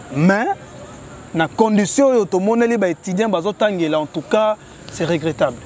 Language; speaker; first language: Lingala; native; Lingala